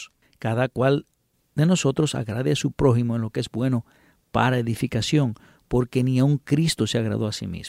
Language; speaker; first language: Spanish; native; Spanish